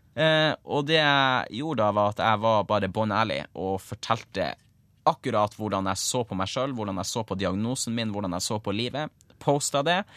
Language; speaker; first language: Norwegian; native; Norwegian